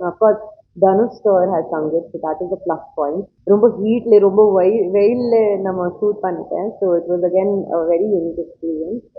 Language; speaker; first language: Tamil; non-native, learner; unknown